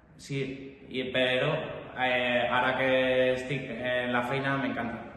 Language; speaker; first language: Catalan; non-native, local second language; Spanish